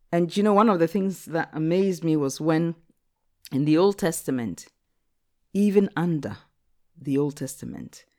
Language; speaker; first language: English; non-native, local second language; Akan